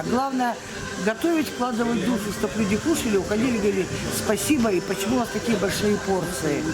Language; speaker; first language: Russian; native; Russian